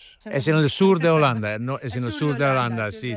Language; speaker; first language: Spanish; non-native, learner; Dutch